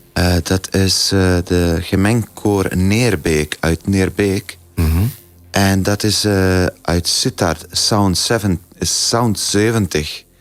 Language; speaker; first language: Dutch; non-native, fluent; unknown